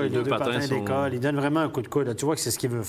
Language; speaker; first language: French; native; French